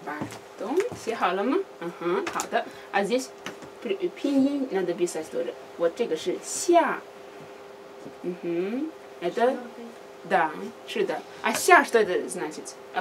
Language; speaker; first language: Russian; non-native, learner; Chinese